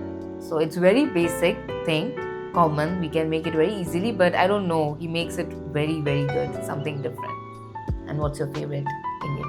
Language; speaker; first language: English; non-native, local second language; Hindi